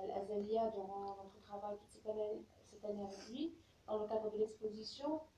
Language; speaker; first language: French; non-native, local second language; Arabic